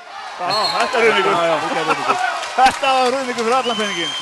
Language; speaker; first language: Icelandic; native; Icelandic